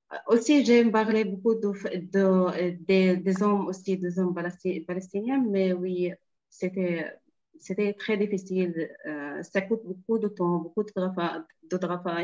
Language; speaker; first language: French; non-native, fluent; Arabic